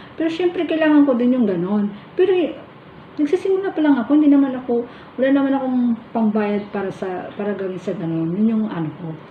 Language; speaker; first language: Filipino; non-native, local second language; Cebuano